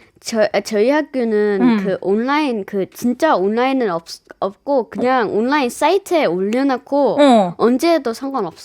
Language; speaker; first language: Korean; early bilingual, other home language; English